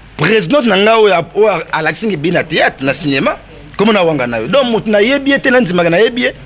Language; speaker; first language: Lingala; native; Lingala